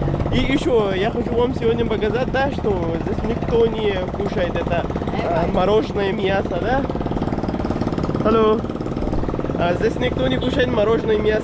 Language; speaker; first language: Russian; non-native, learner; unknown